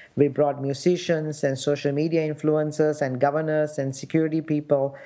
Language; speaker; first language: English; non-native, local second language; Sinhala